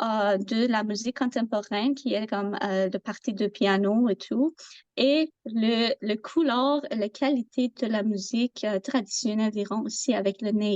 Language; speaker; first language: French; non-native, learner; Persian